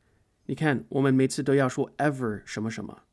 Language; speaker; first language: Chinese; non-native, fluent; English